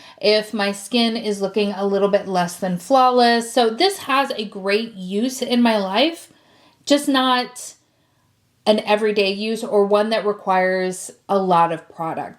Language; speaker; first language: English; native; English